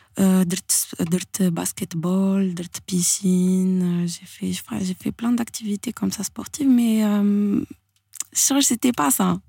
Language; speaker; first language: French; non-native, local second language; Arabic